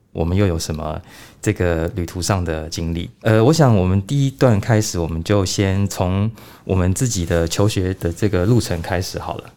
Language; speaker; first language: Chinese; native; Chinese